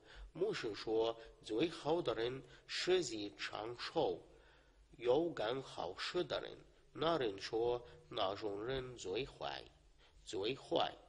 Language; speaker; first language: Chinese; non-native, learner; Arabic